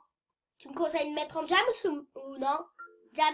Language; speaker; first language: French; native; French